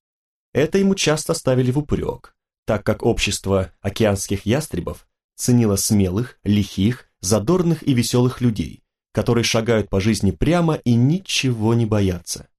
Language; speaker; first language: Russian; native; Russian